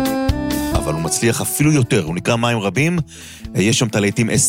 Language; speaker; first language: Hebrew; native; Hebrew